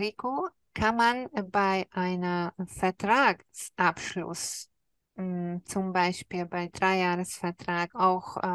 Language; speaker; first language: German; non-native, fluent; Hungarian